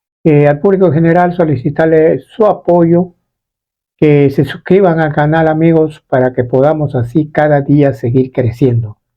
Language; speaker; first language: Spanish; native; Spanish